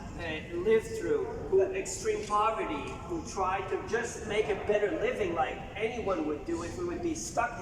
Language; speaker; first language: English; non-native, learner; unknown